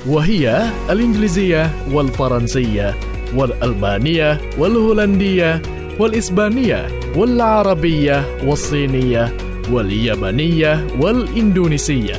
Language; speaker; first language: Arabic; non-native, fluent; Indonesian